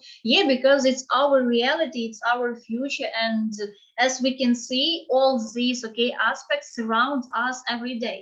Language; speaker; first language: English; non-native, fluent; Ukrainian